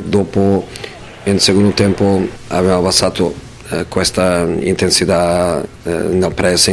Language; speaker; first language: Italian; non-native, fluent; Portuguese